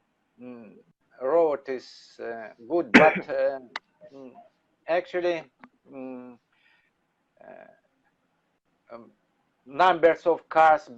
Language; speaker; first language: English; non-native, learner; Russian